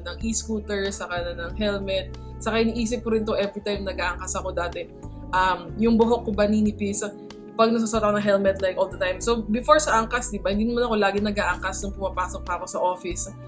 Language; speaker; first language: Filipino; native; Filipino